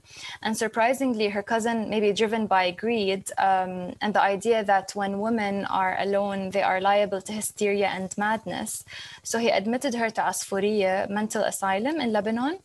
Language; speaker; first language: English; non-native, fluent; Arabic